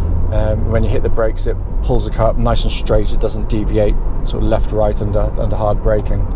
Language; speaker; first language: English; native; English